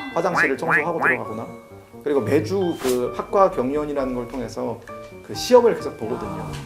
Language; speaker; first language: Korean; native; Korean